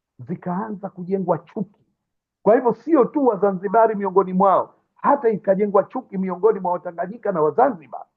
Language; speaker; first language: Swahili; native; Swahili